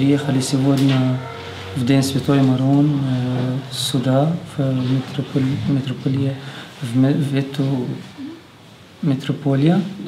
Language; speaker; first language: Russian; non-native, learner; Arabic